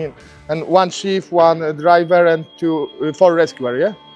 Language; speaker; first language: English; non-native, learner; Polish